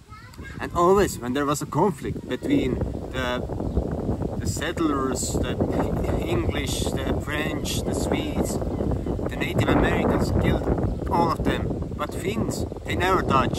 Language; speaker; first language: English; non-native, fluent; Estonian